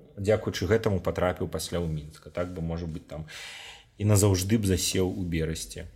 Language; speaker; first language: Belarusian; non-native, local second language; Russian